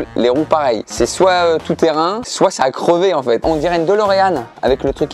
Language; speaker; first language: French; native; French